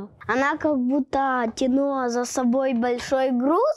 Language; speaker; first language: Ukrainian; non-native, local second language; Russian